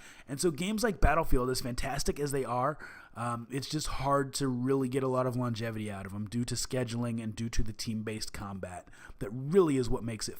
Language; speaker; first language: English; native; English